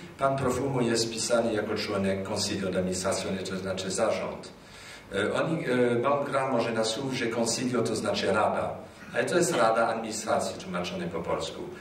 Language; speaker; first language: Polish; non-native, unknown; French